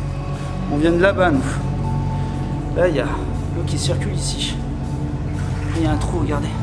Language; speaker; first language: French; native; French